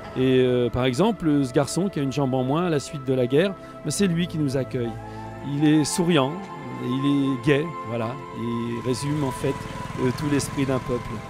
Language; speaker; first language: French; native; French